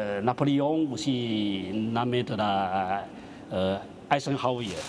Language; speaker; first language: French; non-native, learner; Chinese